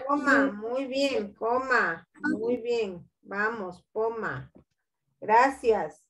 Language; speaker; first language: Spanish; native; Spanish